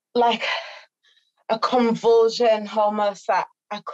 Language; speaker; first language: English; native; English